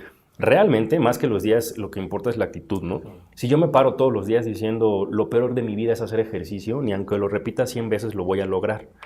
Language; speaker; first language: Spanish; native; Spanish